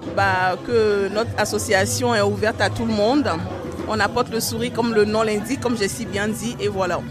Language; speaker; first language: French; native; French